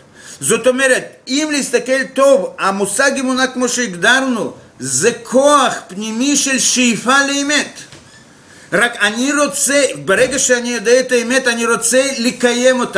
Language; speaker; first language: Hebrew; non-native, fluent; Russian